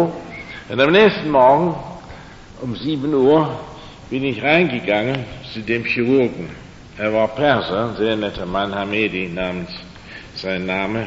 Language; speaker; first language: German; non-native, fluent; English